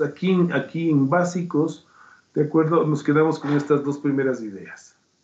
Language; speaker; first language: Spanish; native; Spanish